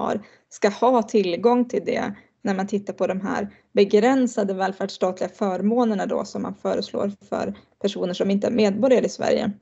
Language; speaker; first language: Swedish; native; Swedish